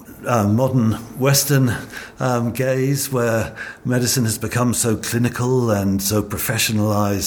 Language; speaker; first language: English; native; English